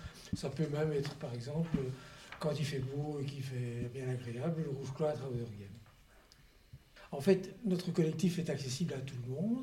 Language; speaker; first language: French; native; French